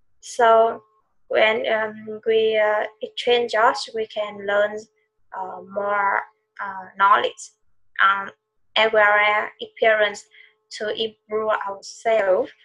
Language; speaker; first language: English; non-native, learner; Vietnamese